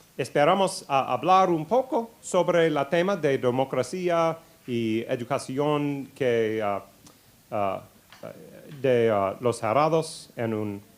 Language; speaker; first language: Spanish; non-native, learner; English